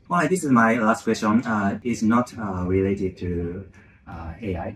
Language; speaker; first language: English; non-native, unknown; Japanese